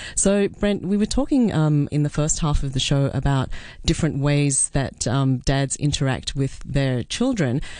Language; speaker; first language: English; native; English